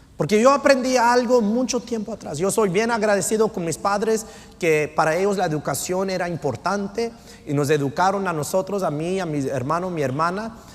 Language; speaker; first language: Spanish; non-native, fluent; English